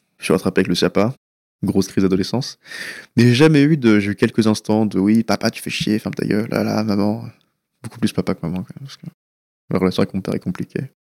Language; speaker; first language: French; early bilingual, other home language; Persian